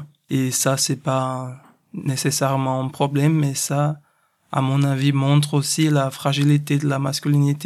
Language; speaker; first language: French; non-native, fluent; Portuguese